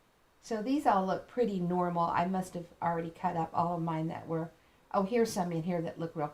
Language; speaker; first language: English; native; English